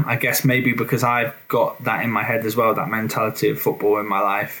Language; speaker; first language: English; native; English